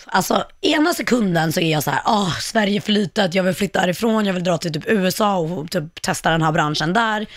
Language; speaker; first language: Swedish; native; Swedish